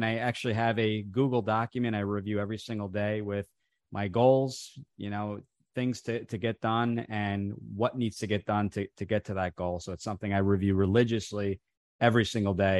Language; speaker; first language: English; early bilingual, other home language; Italian